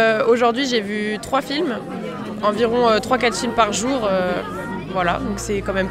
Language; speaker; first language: French; native; French